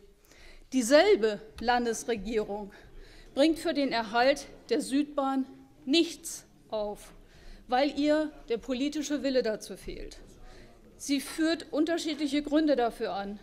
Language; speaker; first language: German; native; German